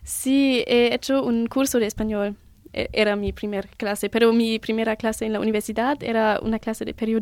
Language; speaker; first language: Spanish; non-native, learner; German